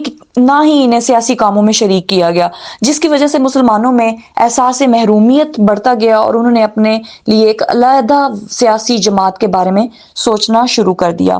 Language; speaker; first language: Urdu; native; Urdu